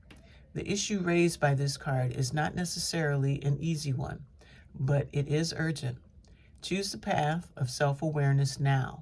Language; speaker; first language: English; native; English